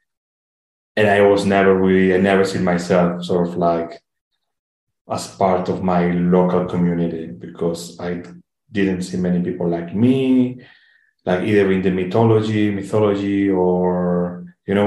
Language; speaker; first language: English; non-native, fluent; Spanish